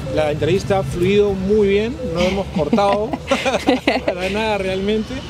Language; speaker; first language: Spanish; native; Spanish